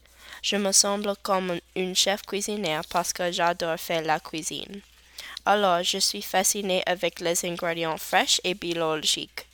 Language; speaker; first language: French; non-native, learner; English